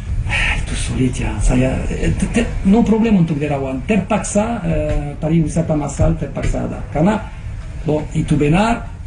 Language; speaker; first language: Indonesian; non-native, fluent; French